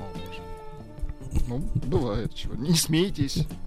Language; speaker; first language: Russian; native; Russian